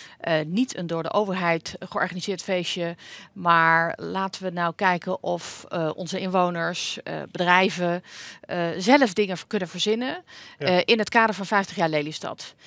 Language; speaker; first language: Dutch; native; Dutch